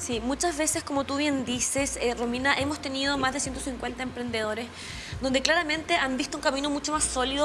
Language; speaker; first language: Spanish; native; Spanish